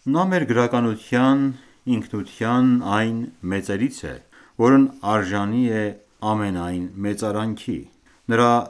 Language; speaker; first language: Armenian; native; Armenian